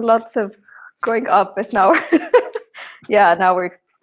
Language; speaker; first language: English; non-native, fluent; Arabic